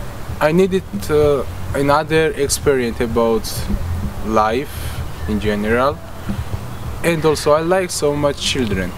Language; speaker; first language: English; non-native, learner; Georgian